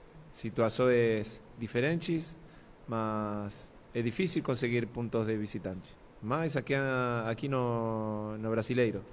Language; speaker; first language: Portuguese; non-native, fluent; Spanish